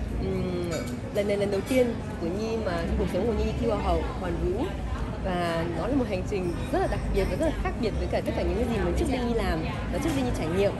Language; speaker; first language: Vietnamese; early bilingual, heritage; Vietnamese